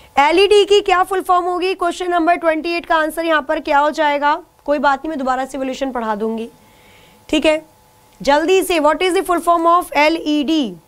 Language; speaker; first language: Hindi; native; Hindi